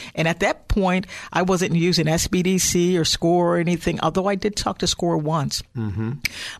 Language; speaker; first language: English; native; English